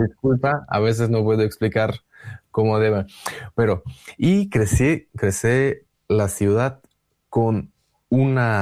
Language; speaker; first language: Spanish; non-native, learner; Russian